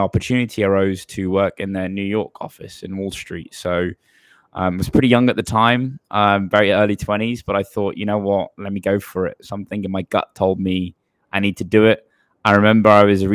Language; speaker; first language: English; native; English